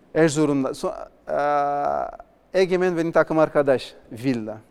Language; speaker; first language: Turkish; non-native, learner; Portuguese